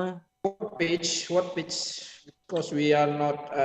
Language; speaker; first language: English; non-native, learner; Indonesian